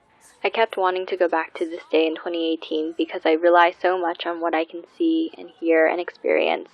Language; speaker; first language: English; native; English